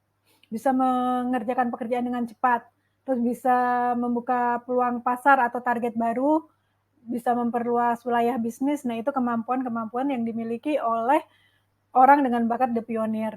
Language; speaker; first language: Indonesian; native; Indonesian